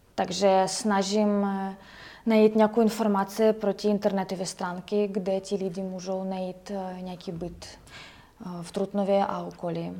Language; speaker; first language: Czech; non-native, learner; Ukrainian